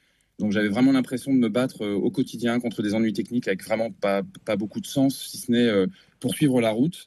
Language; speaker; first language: French; native; French